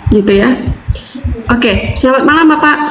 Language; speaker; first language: Indonesian; native; Indonesian